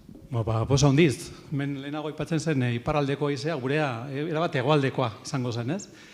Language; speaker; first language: Basque; native; Basque